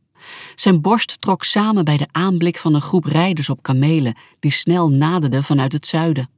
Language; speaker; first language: Dutch; native; Dutch